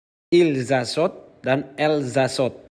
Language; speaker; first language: French; non-native, fluent; Indonesian